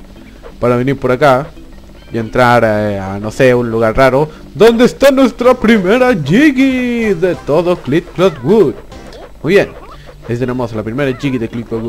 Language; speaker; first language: Spanish; native; Spanish